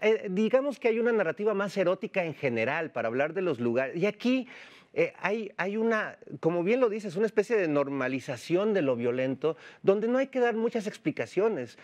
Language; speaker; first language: Spanish; native; Spanish